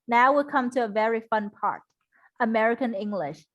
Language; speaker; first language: English; non-native, fluent; Vietnamese